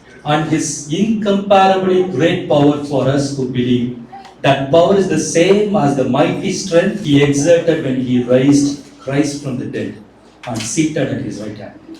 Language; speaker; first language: English; non-native, local second language; Tamil